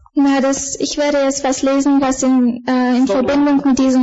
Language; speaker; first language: German; non-native, fluent; Bulgarian